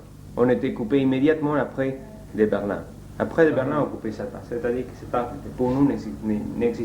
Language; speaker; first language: French; non-native, learner; Spanish